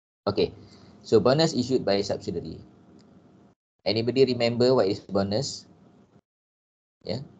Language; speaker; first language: English; non-native, local second language; Malay